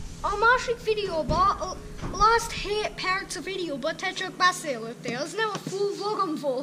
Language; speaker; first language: Hungarian; early bilingual, heritage; Hungarian